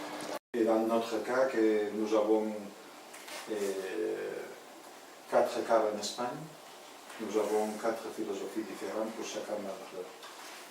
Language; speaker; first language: French; non-native, fluent; Spanish